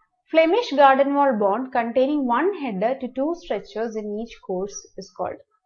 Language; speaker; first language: English; non-native, local second language; Malayalam